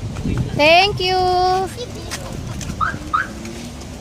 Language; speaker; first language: Filipino; native; Filipino